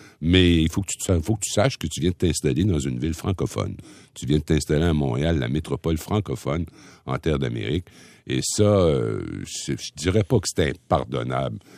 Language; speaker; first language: French; native; French